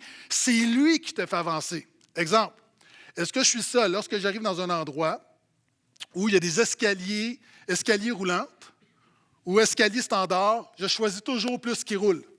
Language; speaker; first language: French; native; French